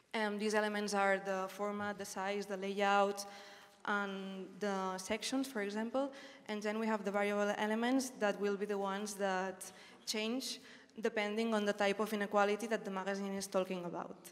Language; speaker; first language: English; non-native, fluent; Spanish